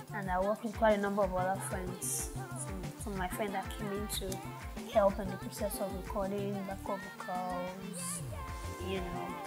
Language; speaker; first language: English; non-native, local second language; Yoruba